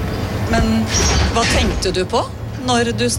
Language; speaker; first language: Norwegian; native; Norwegian